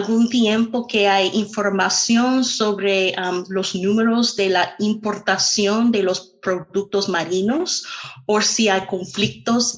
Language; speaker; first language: Spanish; non-native, fluent; English